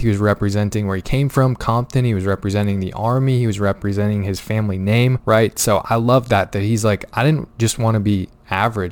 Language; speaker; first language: English; native; English